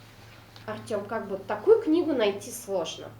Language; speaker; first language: Russian; non-native, local second language; Udmurt